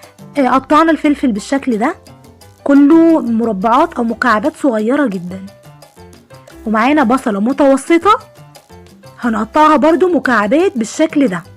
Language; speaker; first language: Arabic; native; Arabic